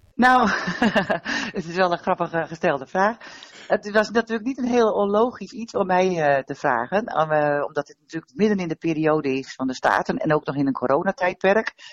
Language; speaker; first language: Dutch; native; Dutch